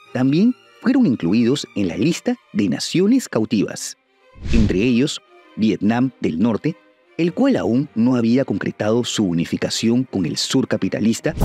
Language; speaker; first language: Spanish; native; Spanish